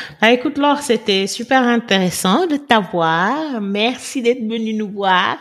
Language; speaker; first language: French; non-native, local second language; Wolof